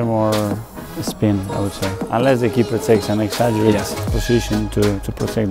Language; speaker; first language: English; non-native, fluent; Spanish